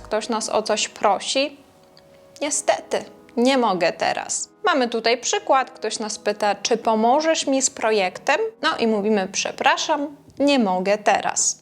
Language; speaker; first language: Polish; non-native, fluent; Ukrainian